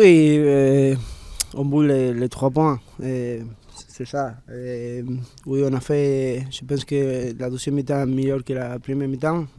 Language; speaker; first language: French; non-native, learner; Spanish